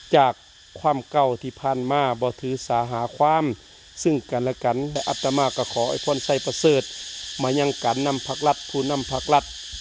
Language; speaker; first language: Lao; native; Lao